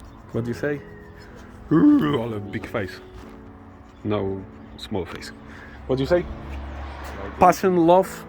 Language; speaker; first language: English; non-native, learner; Polish